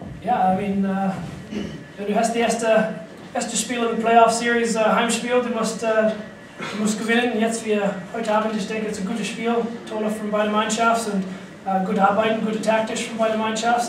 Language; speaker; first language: German; non-native, learner; English